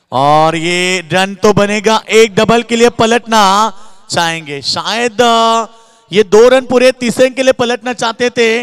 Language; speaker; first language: Hindi; non-native, local second language; Marathi